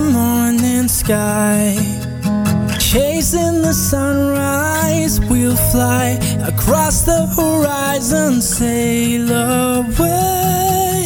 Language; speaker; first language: English; native; English